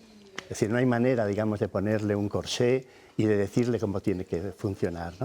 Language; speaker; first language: Spanish; native; Spanish